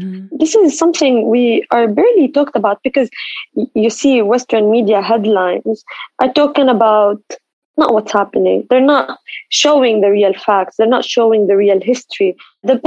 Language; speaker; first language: English; non-native, fluent; Arabic